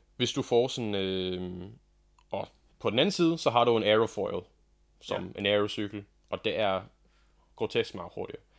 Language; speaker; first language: Danish; non-native, fluent; English